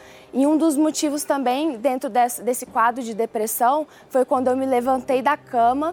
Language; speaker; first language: Portuguese; early bilingual, other home language; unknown